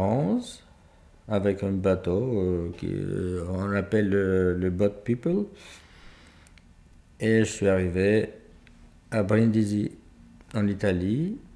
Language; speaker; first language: French; non-native, fluent; Albanian